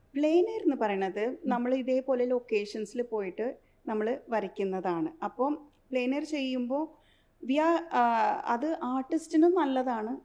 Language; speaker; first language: Malayalam; early bilingual, heritage; Malayalam